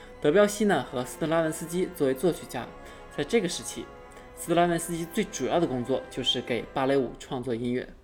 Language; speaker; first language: Chinese; native; Chinese